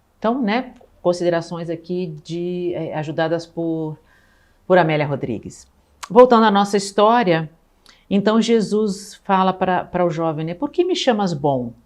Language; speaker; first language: Portuguese; native; Portuguese